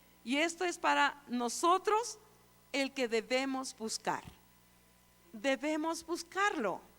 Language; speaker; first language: Spanish; native; Spanish